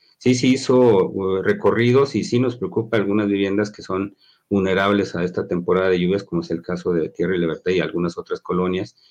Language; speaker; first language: Spanish; native; Spanish